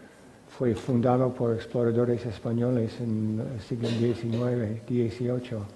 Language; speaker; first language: Spanish; non-native, fluent; English